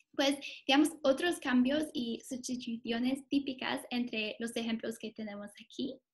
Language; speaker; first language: Spanish; non-native, fluent; English